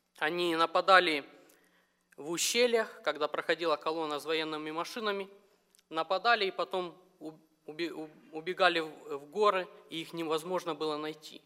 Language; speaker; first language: Russian; non-native, local second language; Romanian